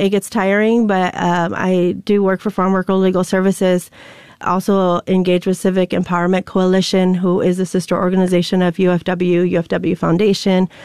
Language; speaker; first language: English; early bilingual, other home language; Spanish